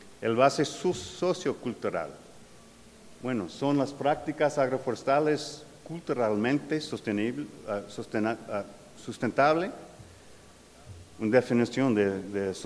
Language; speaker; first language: Spanish; non-native, learner; English